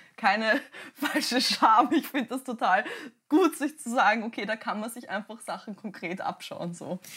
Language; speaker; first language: German; native; German